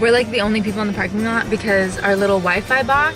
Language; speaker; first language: English; native; English